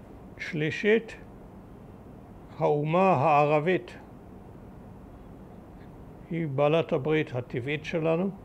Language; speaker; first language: Hebrew; early bilingual, other home language; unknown